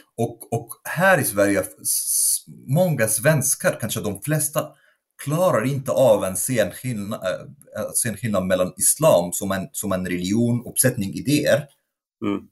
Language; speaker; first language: Swedish; non-native, fluent; Arabic